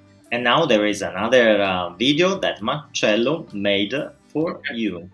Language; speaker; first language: English; non-native, fluent; Italian